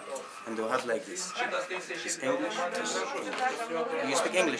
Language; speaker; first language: English; non-native, learner; Arabic